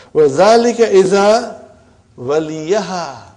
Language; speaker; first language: Arabic; non-native, fluent; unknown